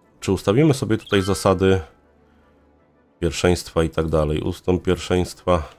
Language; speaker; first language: Polish; native; Polish